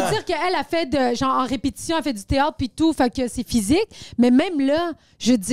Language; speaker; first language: French; native; French